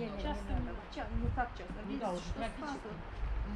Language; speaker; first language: Russian; non-native, learner; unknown